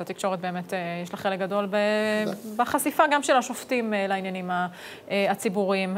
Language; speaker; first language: Hebrew; native; Hebrew